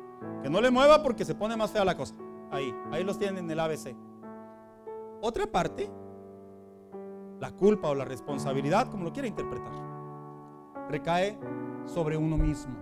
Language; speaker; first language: Spanish; native; Spanish